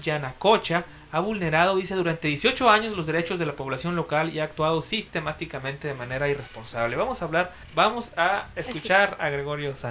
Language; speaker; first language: Spanish; native; Spanish